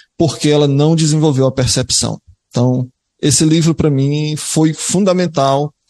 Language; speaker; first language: Portuguese; native; Portuguese